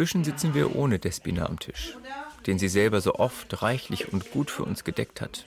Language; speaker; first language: German; native; German